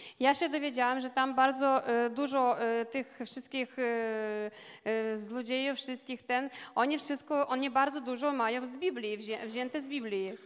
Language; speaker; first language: Polish; non-native, learner; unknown